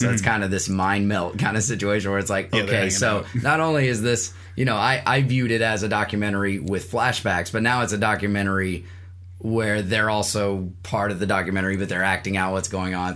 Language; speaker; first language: English; native; English